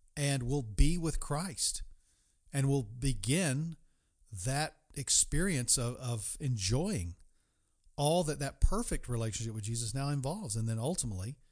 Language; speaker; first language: English; native; English